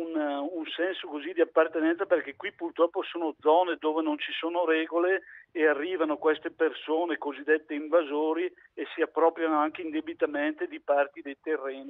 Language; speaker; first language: Italian; native; Italian